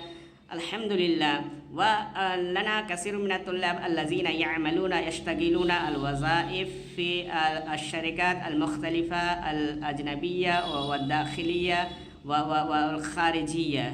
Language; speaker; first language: Arabic; non-native, fluent; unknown